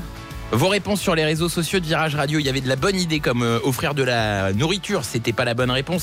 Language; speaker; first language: French; native; French